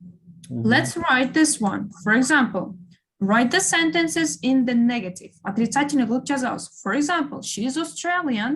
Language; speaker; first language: English; non-native, fluent; Kyrgyz